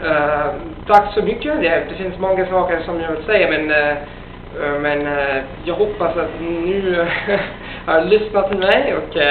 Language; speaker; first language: Swedish; non-native, fluent; Italian